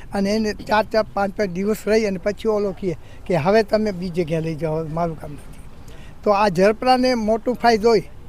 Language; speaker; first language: Gujarati; non-native, local second language; Kachhi